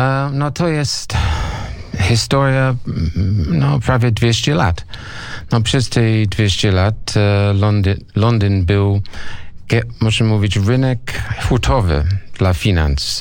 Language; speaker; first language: Polish; non-native, learner; English